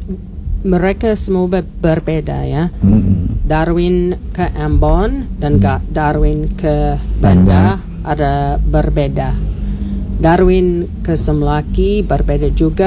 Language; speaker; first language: Indonesian; non-native, learner; English